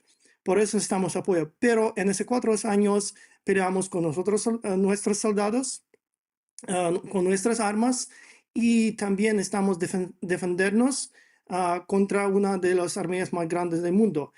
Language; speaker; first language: Spanish; non-native, fluent; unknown